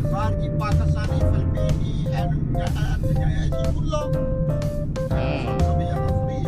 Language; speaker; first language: Arabic; non-native, learner; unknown